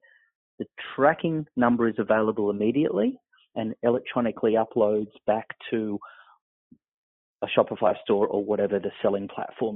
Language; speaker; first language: English; native; English